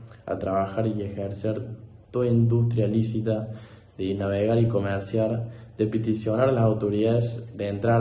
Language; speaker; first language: Spanish; native; Spanish